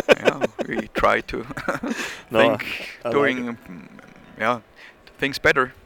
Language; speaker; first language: English; non-native, fluent; German